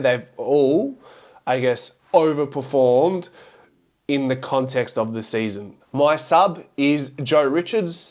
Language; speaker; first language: English; native; English